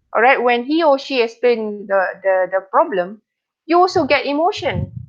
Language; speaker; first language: English; non-native, local second language; Malay